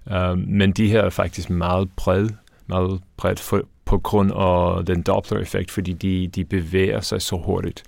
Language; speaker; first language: Danish; non-native, fluent; English